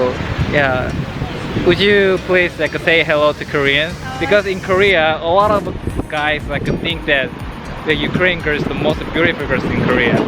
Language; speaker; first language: English; non-native, learner; Korean